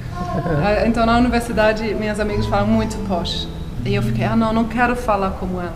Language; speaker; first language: Portuguese; early bilingual, heritage; Portuguese